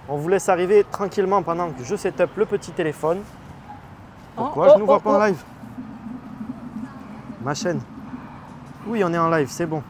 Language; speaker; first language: French; native; French